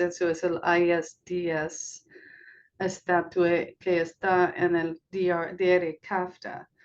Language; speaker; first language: Spanish; non-native, fluent; English